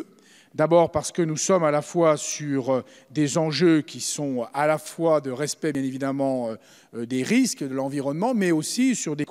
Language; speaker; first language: French; native; French